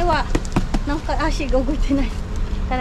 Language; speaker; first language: Japanese; non-native, learner; Filipino